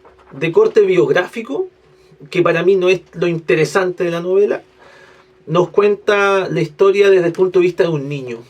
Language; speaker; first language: Spanish; native; Spanish